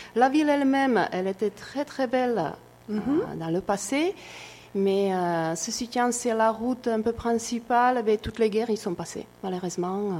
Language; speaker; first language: French; non-native, fluent; Czech